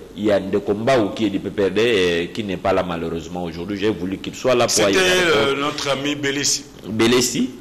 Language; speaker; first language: French; non-native, local second language; Luba-Lulua